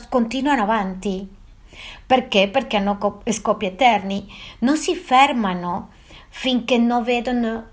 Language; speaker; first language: Italian; non-native, fluent; Spanish